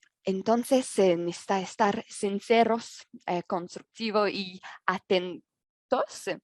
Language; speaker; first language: Spanish; non-native, learner; French